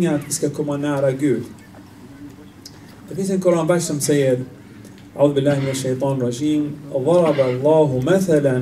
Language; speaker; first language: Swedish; non-native, fluent; Arabic